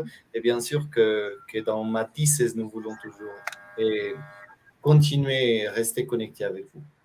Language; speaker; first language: French; non-native, fluent; Spanish